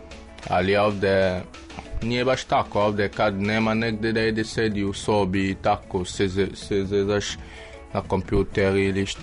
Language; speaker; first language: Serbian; non-native, learner; French